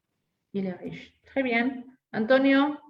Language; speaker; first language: French; non-native, fluent; Spanish